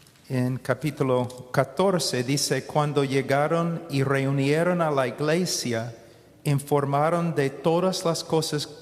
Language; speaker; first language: Spanish; non-native, fluent; English